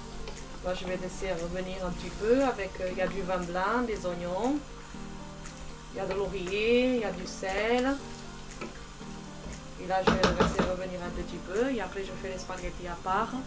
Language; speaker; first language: French; non-native, fluent; Portuguese